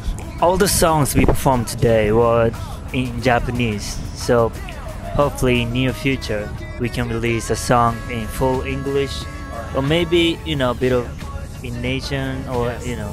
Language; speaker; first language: English; non-native, fluent; Japanese